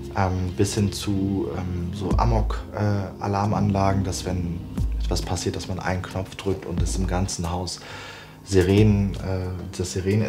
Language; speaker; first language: German; early bilingual, other home language; Turkish